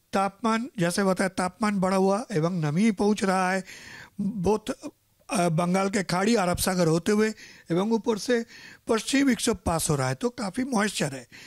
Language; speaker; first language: Hindi; non-native, local second language; Marathi